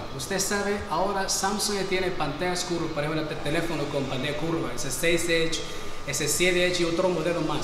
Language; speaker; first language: Spanish; non-native, fluent; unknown